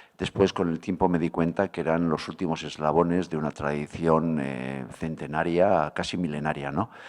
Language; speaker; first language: Spanish; native; Spanish